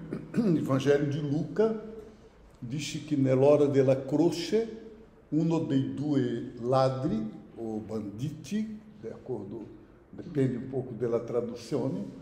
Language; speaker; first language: Italian; non-native, fluent; Portuguese